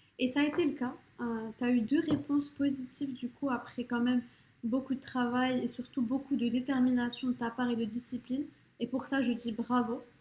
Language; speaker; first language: French; native; French